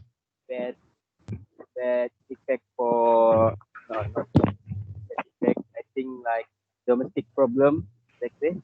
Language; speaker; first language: English; non-native, local second language; Malay